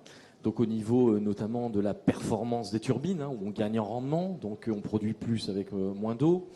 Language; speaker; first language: French; native; French